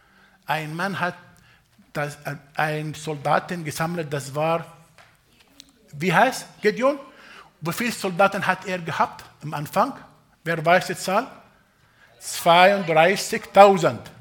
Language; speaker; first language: German; non-native, fluent; Arabic